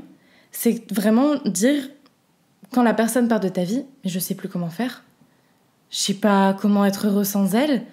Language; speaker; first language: French; native; French